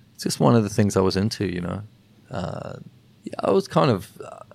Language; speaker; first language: English; native; English